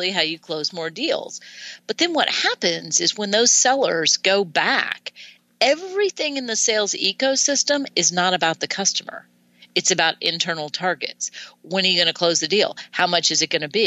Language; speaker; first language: English; native; English